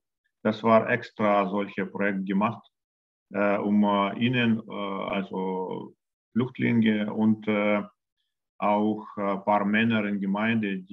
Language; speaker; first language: German; non-native, learner; Russian